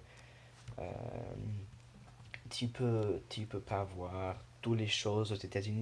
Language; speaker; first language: French; non-native, learner; English